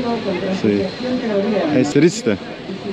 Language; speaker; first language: Spanish; non-native, learner; Turkish